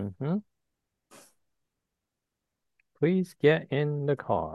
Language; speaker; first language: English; non-native, fluent; Chinese